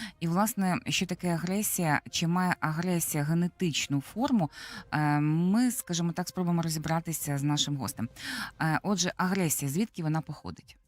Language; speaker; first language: Ukrainian; native; Ukrainian